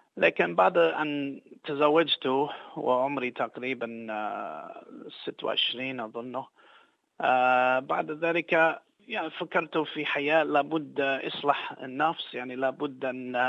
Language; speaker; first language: Arabic; non-native, fluent; English